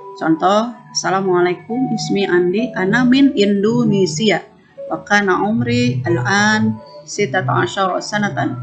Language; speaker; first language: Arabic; non-native, fluent; Indonesian